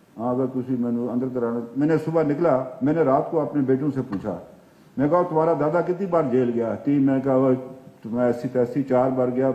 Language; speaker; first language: Urdu; non-native, local second language; Pahari-Potwari